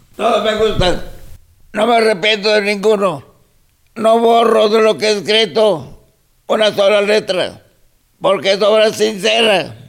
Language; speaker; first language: Spanish; non-native, local second language; Zapotec